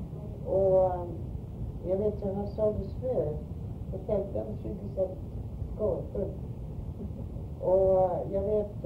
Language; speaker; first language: Swedish; early bilingual, heritage; Swedish